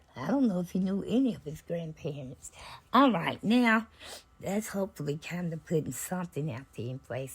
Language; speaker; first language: English; native; English